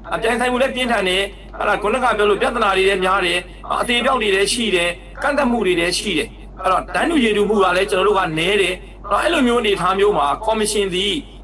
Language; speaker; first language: Burmese; non-native, local second language; Mon